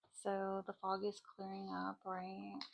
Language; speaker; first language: English; native; English